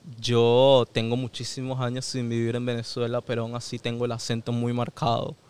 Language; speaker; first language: Spanish; native; Spanish